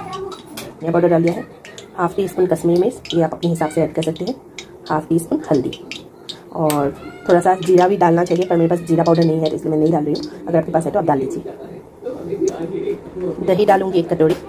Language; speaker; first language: Hindi; native; Hindi